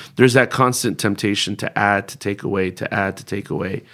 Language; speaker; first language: English; early bilingual, other home language; Spanish